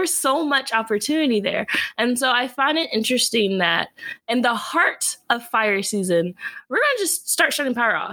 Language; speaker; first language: English; native; English